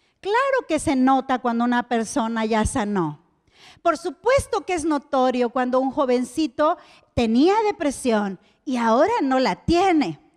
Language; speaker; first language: Spanish; native; Spanish